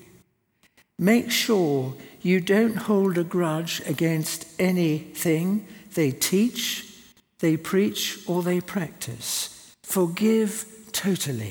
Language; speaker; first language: English; native; English